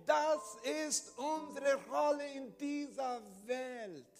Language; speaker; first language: German; non-native, fluent; Portuguese